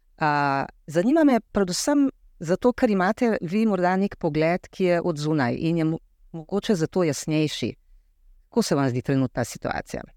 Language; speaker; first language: Slovenian; native; Slovenian